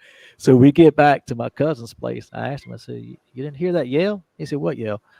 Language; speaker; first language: English; native; English